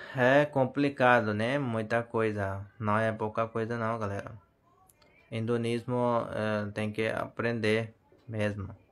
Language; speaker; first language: Portuguese; non-native, learner; Hindi